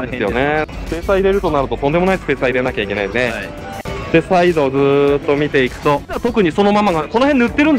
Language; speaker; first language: Japanese; native; Japanese